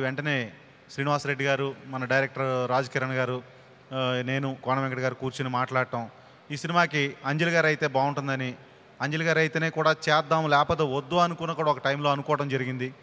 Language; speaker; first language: Telugu; native; Telugu